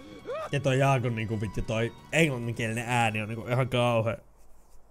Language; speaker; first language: Finnish; native; Finnish